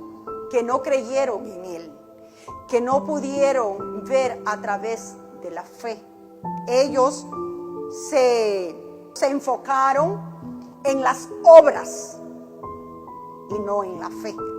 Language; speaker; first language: Spanish; native; Spanish